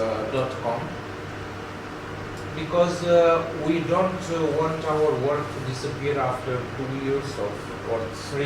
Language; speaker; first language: English; non-native, learner; Romanian